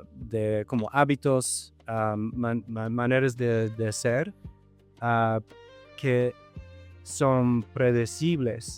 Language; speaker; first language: Spanish; non-native, fluent; English